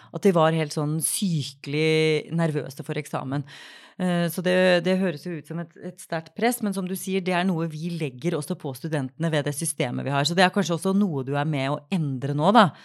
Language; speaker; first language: Norwegian; native; Norwegian